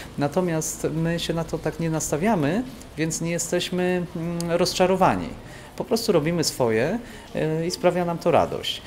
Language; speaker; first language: Polish; native; Polish